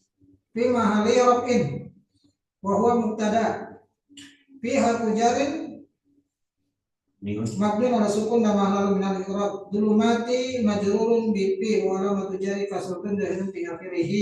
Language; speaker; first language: Arabic; non-native, learner; Indonesian